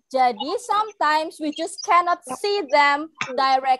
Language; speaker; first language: English; non-native, local second language; Indonesian